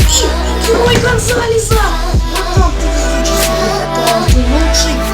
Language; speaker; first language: Russian; native; Russian